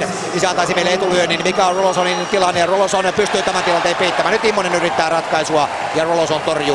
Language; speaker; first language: Finnish; native; Finnish